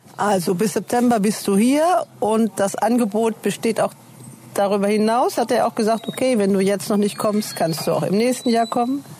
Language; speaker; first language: German; native; German